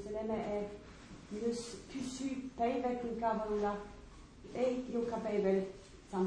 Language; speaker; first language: Finnish; non-native, learner; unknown